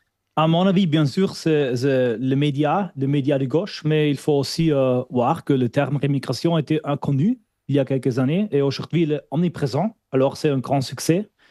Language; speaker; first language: French; non-native, fluent; German